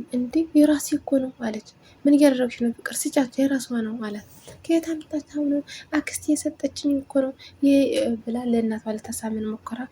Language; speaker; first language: Amharic; non-native, local second language; Tigrinya